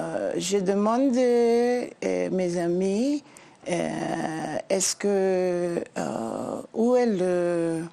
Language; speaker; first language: French; non-native, learner; English